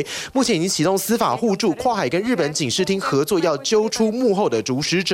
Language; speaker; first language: Chinese; native; Chinese